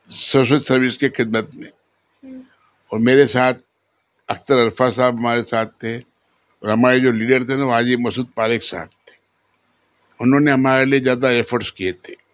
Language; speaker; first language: Urdu; non-native, local second language; Memoni